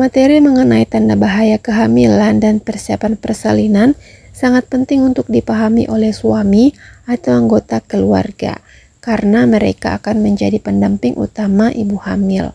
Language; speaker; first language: Indonesian; native; Indonesian